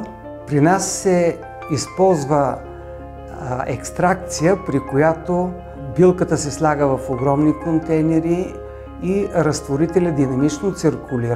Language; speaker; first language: Bulgarian; native; Bulgarian